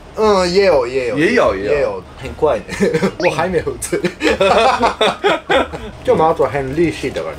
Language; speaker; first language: Chinese; non-native, fluent; Japanese